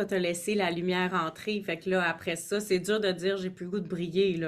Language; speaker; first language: French; native; French